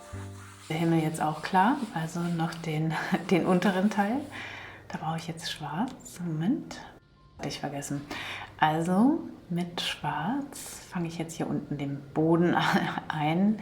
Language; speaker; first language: German; native; German